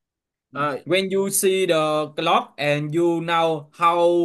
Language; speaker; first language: English; non-native, learner; Vietnamese